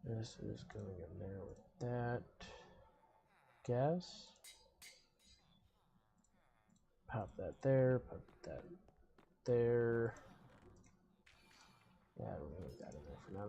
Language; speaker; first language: English; native; English